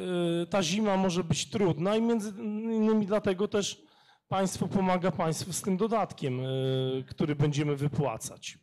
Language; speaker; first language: Polish; native; Polish